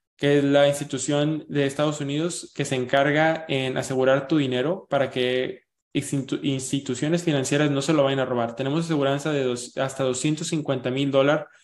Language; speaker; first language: Spanish; early bilingual, heritage; Spanish